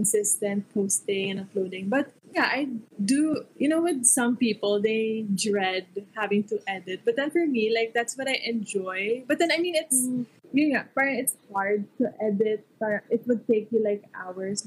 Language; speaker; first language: English; non-native, local second language; Hiligaynon